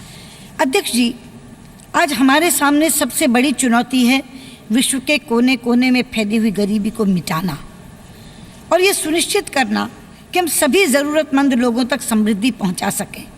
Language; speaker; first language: Hindi; native; Hindi